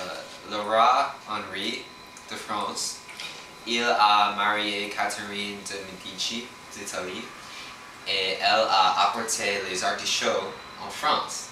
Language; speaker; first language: French; non-native, learner; English